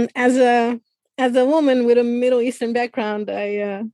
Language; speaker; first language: English; non-native, fluent; Persian